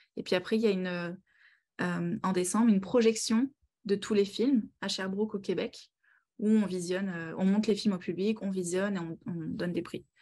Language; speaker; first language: French; native; French